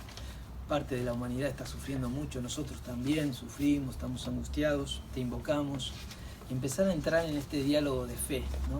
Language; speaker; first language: Spanish; native; Spanish